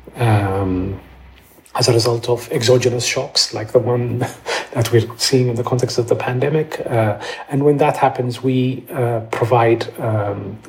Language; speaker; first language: English; non-native, fluent; Amharic